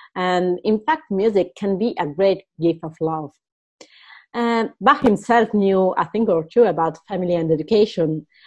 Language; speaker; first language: English; non-native, fluent; Italian